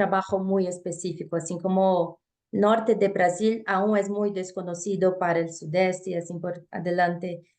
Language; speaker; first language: Spanish; non-native, fluent; Portuguese